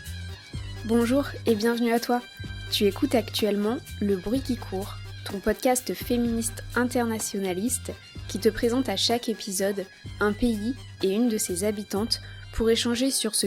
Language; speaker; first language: French; native; French